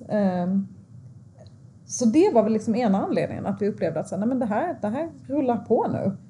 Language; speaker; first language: Swedish; early bilingual, other home language; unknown